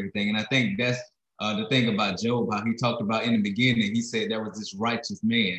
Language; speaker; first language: English; native; English